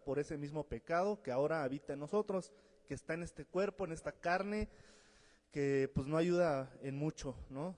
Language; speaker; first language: Spanish; native; Spanish